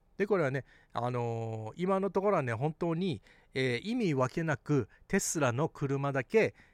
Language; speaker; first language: Japanese; early bilingual, heritage; Japanese